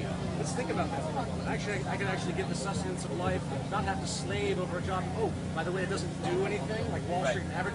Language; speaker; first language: English; native; English